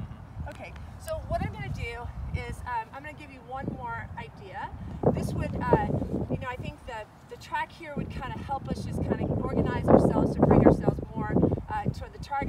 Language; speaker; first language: English; native; English